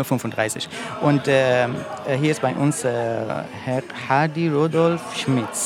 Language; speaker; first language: German; non-native, learner; Persian